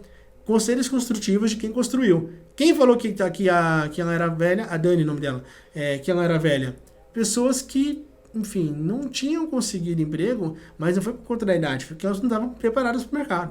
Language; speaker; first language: Portuguese; native; Portuguese